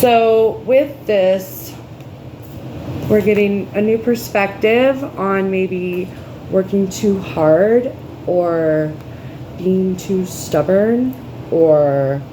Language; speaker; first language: English; native; English